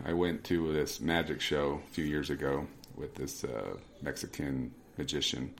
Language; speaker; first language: English; native; English